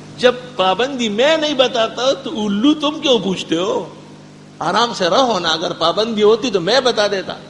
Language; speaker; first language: Urdu; non-native, local second language; Pashto